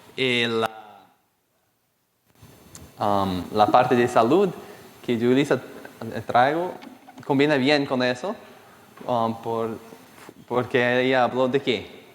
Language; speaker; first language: Spanish; non-native, fluent; Portuguese